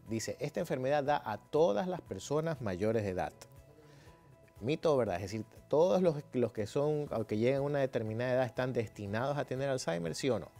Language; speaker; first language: Spanish; native; Spanish